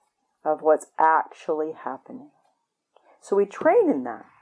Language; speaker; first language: English; native; English